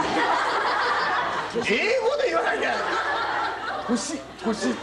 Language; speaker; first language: Japanese; native; Japanese